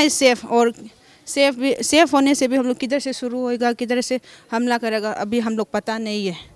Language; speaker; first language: Hindi; non-native, local second language; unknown